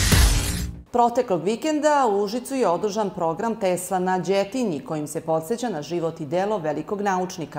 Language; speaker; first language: Serbian; native; Serbian